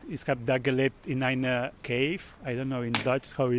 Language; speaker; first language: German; non-native, learner; Spanish